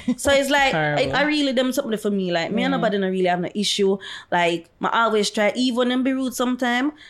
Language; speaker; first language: English; non-native, local second language; Jamaican Creole English